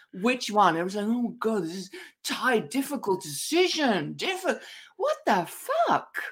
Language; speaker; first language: English; non-native, fluent; Dutch